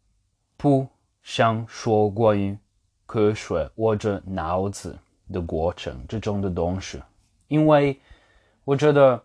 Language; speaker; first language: Chinese; non-native, fluent; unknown